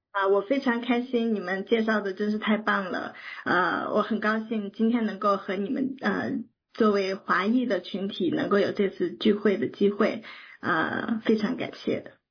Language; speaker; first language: Chinese; native; Chinese